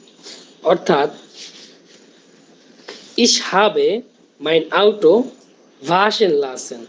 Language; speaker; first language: German; non-native, learner; Bangla